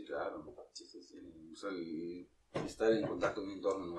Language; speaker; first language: Spanish; native; Spanish